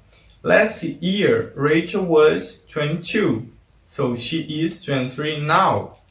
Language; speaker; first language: English; non-native, fluent; Portuguese